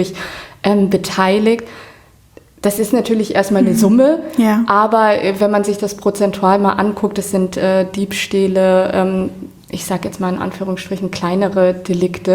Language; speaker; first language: German; native; German